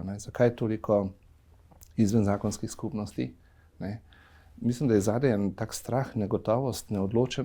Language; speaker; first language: Slovenian; native; Slovenian